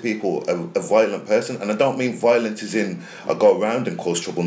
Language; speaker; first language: English; native; English